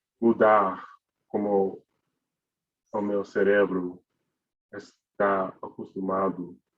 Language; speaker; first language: Portuguese; non-native, learner; English